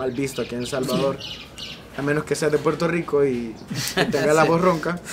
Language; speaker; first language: Spanish; native; Spanish